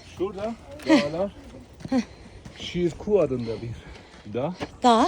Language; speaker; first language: Turkish; non-native, learner; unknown